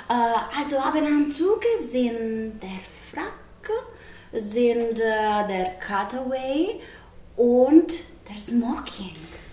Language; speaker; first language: German; non-native, learner; Italian